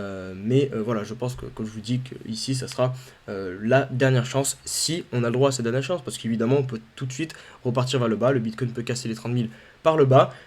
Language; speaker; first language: French; native; French